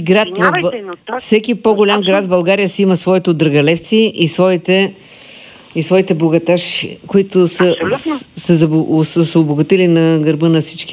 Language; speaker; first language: Bulgarian; native; Bulgarian